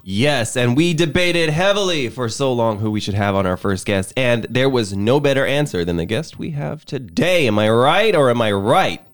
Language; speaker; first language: English; early bilingual, other home language; Korean